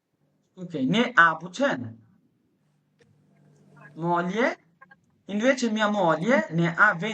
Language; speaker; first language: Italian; non-native, fluent; Bangla